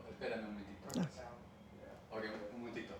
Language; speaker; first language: Spanish; early bilingual, heritage; English